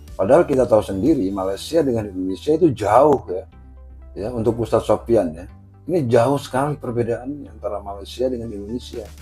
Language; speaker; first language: Indonesian; native; Indonesian